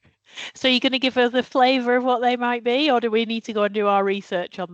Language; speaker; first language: English; native; English